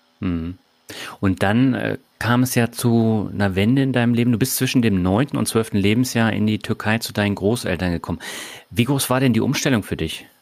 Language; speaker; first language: German; native; German